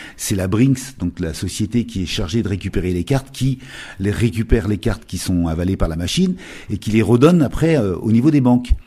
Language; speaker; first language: French; native; French